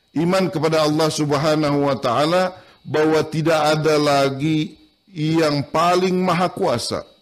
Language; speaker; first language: Indonesian; non-native, local second language; Banjar